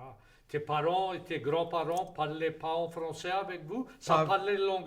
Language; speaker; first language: French; native; French